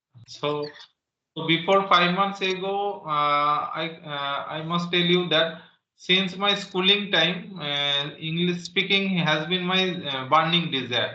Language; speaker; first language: English; non-native, local second language; Santali